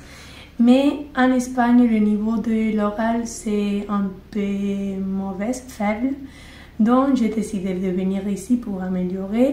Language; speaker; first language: French; non-native, learner; Spanish